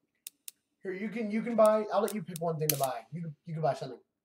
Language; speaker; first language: English; native; English